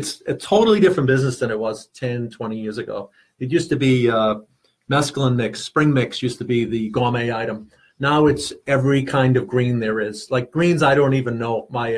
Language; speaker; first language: English; native; English